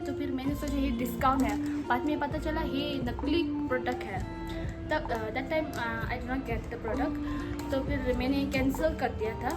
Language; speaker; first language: Hindi; non-native, local second language; Tibetan